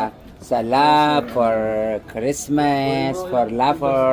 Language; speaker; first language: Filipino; non-native, learner; Arabic